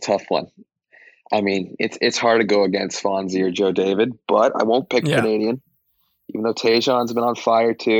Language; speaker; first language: English; native; English